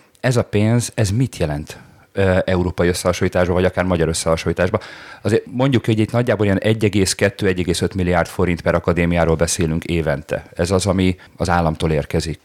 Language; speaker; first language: Hungarian; native; Hungarian